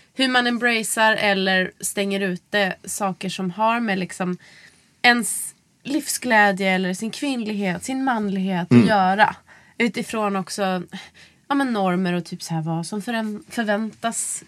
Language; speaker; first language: Swedish; native; Swedish